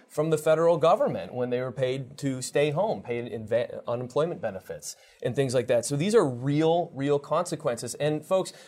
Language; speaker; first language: English; native; English